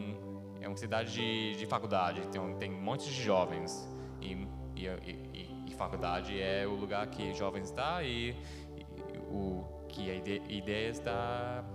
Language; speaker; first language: Portuguese; early bilingual, heritage; Portuguese